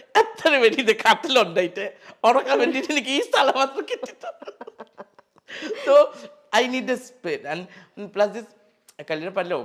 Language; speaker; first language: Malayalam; non-native, fluent; Assamese